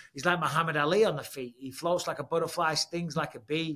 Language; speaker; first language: English; native; English